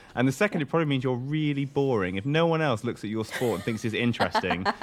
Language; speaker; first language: English; native; English